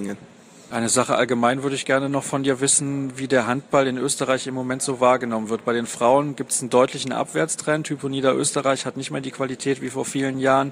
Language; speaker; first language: German; native; German